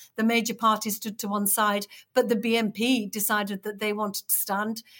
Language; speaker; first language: English; native; English